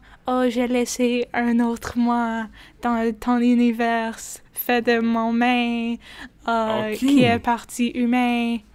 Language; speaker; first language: French; non-native, local second language; English